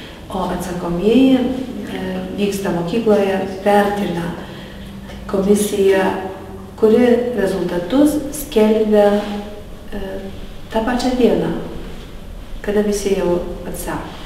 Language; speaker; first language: Lithuanian; native; Lithuanian